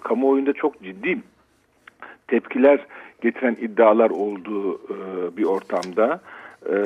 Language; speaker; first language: Turkish; native; Turkish